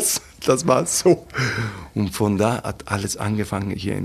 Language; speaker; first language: German; non-native, fluent; Italian